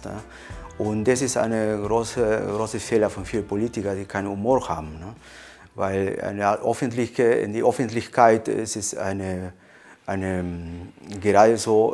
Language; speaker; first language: German; non-native, fluent; Spanish